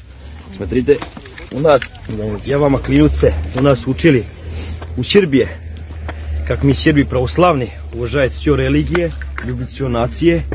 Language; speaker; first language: Russian; non-native, learner; Serbian